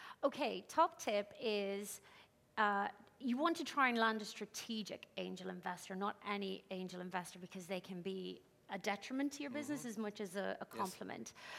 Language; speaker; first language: English; native; English